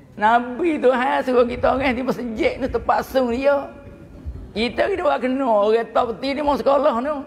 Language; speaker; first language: Malay; native; Malay